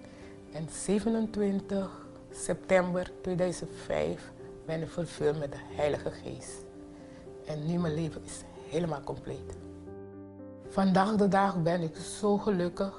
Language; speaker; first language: Dutch; non-native, local second language; Papiamento